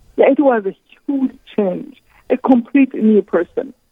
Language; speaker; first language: English; non-native, local second language; Kinyarwanda